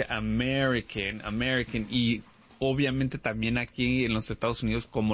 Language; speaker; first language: Spanish; early bilingual, heritage; Spanish